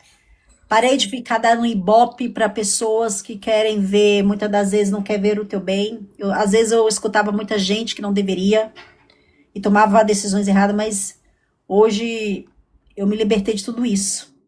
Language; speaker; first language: Portuguese; native; Portuguese